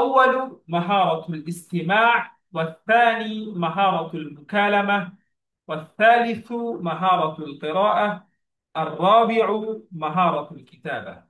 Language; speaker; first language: Arabic; non-native, fluent; Bangla